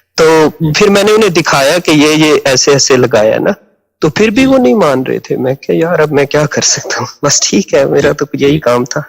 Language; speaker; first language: Urdu; native; Urdu